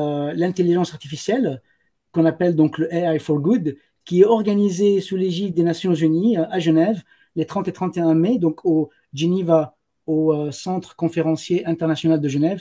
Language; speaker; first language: French; native; French